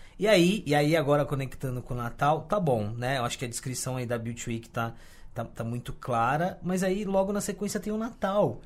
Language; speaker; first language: Portuguese; native; Portuguese